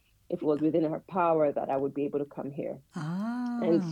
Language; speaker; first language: English; non-native, local second language; Yoruba